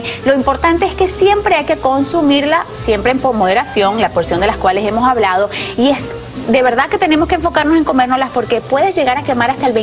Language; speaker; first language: Spanish; native; Spanish